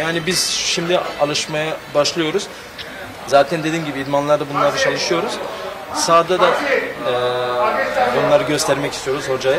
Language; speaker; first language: Turkish; early bilingual, heritage; Turkish